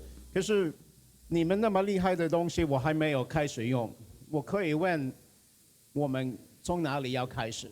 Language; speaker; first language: Chinese; non-native, fluent; Swedish